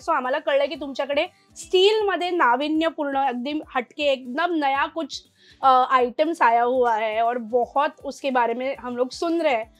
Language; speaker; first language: Hindi; non-native, local second language; Marathi